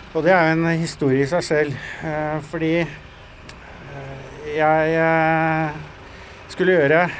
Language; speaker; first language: Norwegian; native; Norwegian